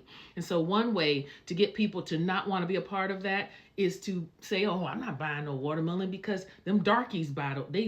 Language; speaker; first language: English; native; English